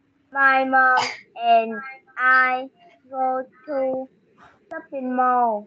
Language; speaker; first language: English; non-native, learner; Vietnamese